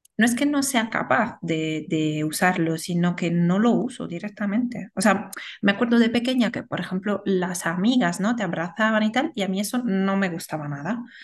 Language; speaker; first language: Spanish; non-native, fluent; Italian